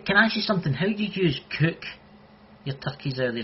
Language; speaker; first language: English; native; English